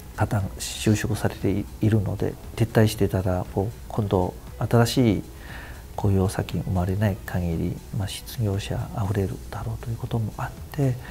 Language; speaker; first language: Japanese; non-native, fluent; Chinese